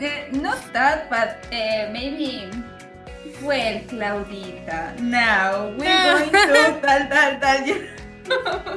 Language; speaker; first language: English; non-native, learner; Spanish